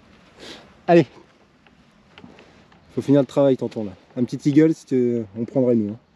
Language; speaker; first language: French; native; French